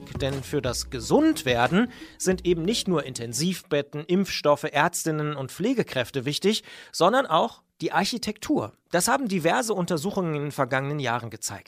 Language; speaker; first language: German; native; German